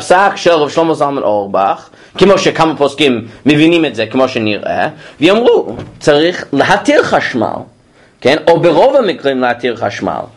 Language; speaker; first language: Hebrew; non-native, fluent; English